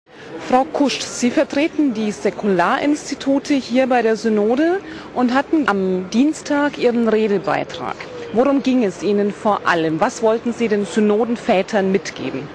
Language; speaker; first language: German; native; German